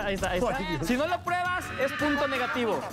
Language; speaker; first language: Spanish; native; Spanish